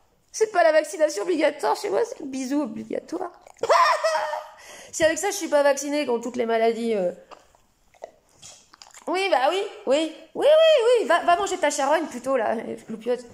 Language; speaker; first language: French; native; French